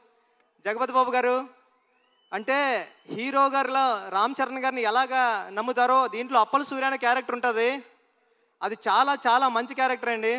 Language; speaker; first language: Telugu; native; Telugu